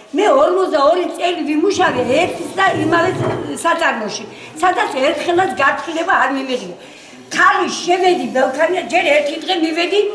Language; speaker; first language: Georgian; native; Georgian